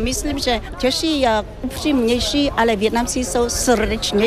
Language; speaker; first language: Czech; non-native, fluent; Vietnamese